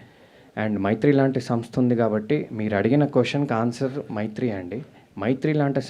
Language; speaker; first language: Telugu; native; Telugu